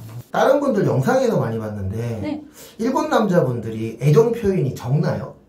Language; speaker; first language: Korean; native; Korean